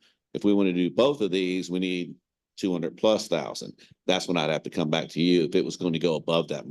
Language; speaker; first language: English; native; English